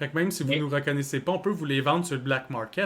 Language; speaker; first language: French; native; French